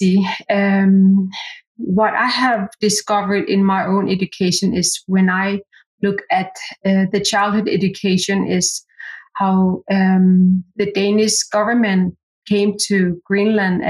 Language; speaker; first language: English; non-native, fluent; Kalaallisut